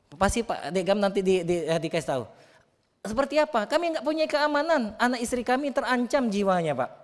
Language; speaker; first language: Indonesian; native; Indonesian